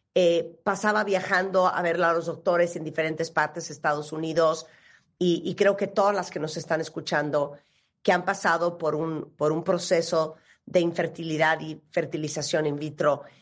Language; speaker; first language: Spanish; native; Spanish